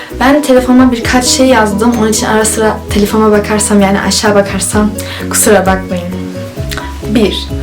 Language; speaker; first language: Turkish; early bilingual, heritage; Turkish